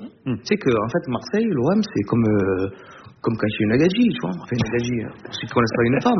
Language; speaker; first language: French; native; French